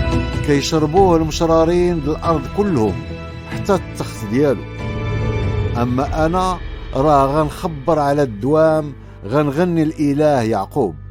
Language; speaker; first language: Arabic; native; Arabic